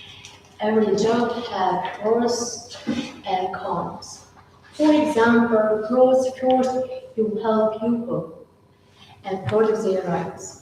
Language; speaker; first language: English; non-native, learner; Russian